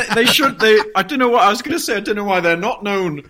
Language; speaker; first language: English; native; English